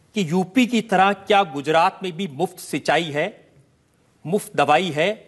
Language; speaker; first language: Hindi; native; Hindi